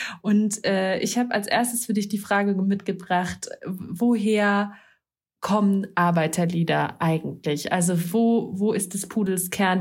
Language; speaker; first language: German; native; German